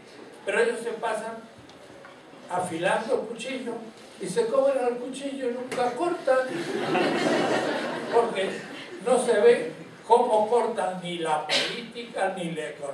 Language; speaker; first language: Spanish; native; Spanish